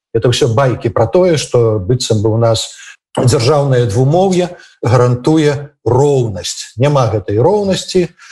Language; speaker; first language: Belarusian; native; Belarusian